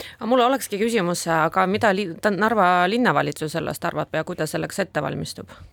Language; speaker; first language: Estonian; non-native, local second language; Russian